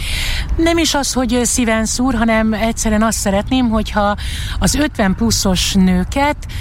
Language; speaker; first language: Hungarian; native; Hungarian